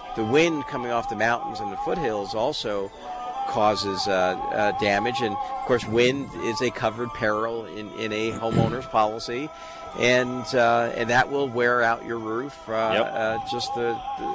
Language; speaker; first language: English; native; English